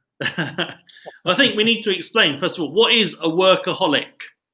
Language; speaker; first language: English; native; English